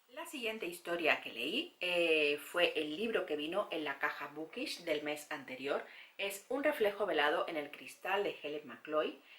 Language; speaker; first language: Spanish; native; Spanish